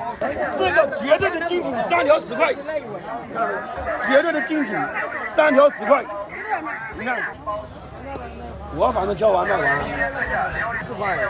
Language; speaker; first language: Chinese; native; Chinese